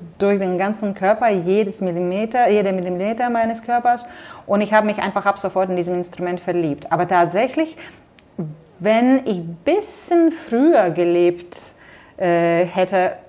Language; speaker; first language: German; non-native, fluent; Latvian